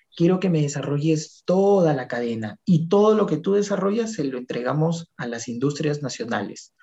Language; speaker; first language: Spanish; native; Spanish